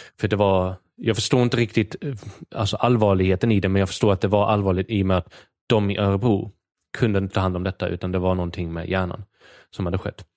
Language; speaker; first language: Swedish; native; Swedish